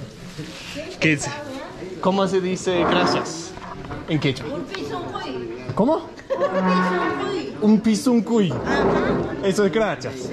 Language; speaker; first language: Spanish; non-native, learner; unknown